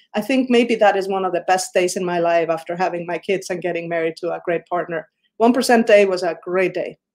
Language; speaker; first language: English; non-native, fluent; Icelandic